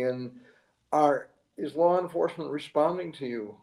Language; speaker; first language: English; native; English